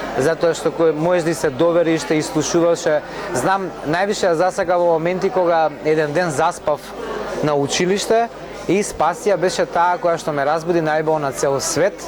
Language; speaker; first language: Macedonian; non-native, local second language; Romany